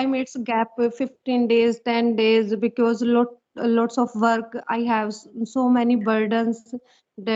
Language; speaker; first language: English; non-native, learner; Haryanvi